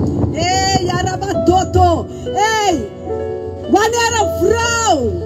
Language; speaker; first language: Dutch; non-native, local second language; Papiamento